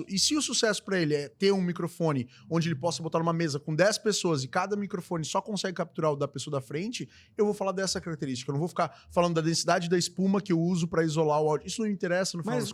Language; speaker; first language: Portuguese; native; Portuguese